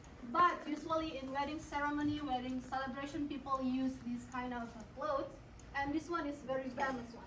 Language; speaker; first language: English; non-native, local second language; Indonesian